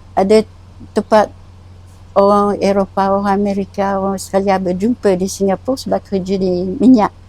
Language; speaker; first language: Malay; non-native, fluent; French